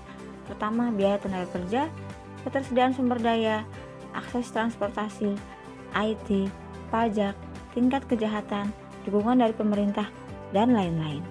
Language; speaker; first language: Indonesian; native; Indonesian